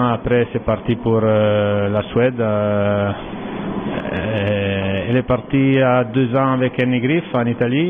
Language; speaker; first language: French; non-native, learner; Italian